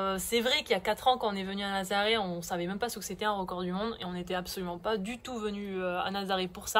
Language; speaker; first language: French; native; French